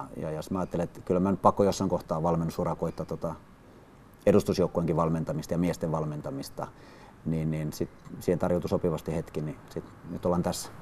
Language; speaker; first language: Finnish; early bilingual, other home language; Swedish